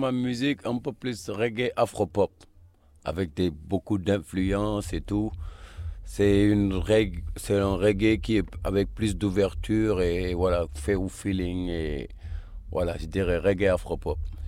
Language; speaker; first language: French; non-native, local second language; Wolof